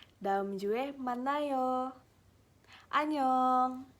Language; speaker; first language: Korean; non-native, learner; Indonesian